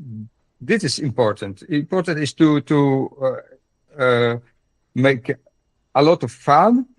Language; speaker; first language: English; non-native, learner; Dutch